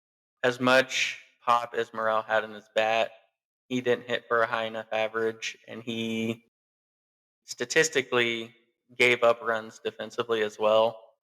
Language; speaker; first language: English; native; English